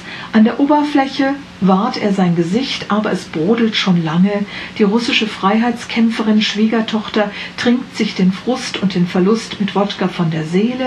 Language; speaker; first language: German; native; German